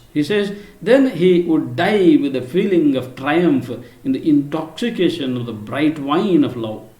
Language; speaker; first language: English; non-native, local second language; Kannada